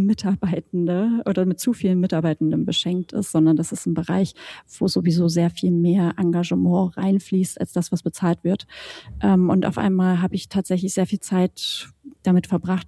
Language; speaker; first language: German; native; German